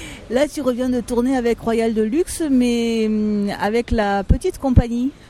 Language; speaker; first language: French; native; French